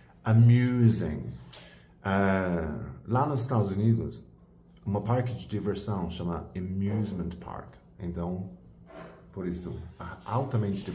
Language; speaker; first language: Portuguese; non-native, fluent; English